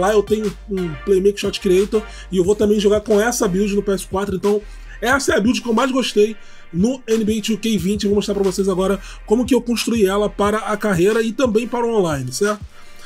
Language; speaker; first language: Portuguese; native; Portuguese